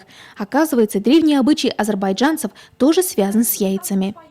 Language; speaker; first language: Russian; native; Russian